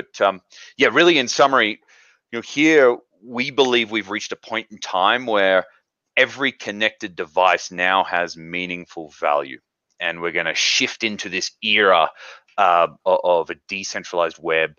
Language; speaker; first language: English; native; English